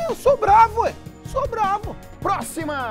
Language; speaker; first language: Portuguese; native; Portuguese